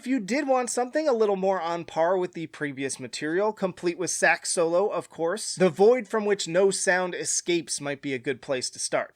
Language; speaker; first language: English; native; English